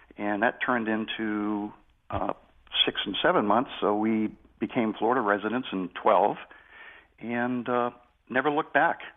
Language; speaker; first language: English; native; English